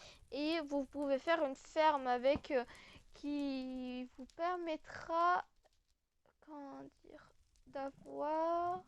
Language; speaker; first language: French; native; French